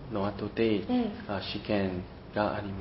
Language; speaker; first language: Japanese; non-native, learner; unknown